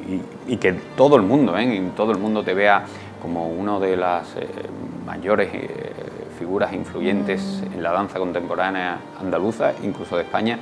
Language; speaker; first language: Spanish; native; Spanish